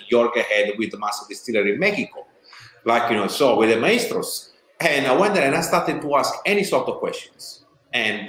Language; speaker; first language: English; non-native, fluent; Italian